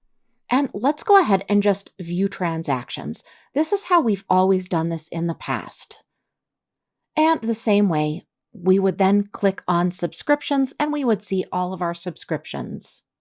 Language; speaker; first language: English; native; English